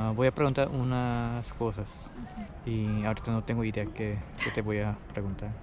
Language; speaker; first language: Spanish; non-native, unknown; Korean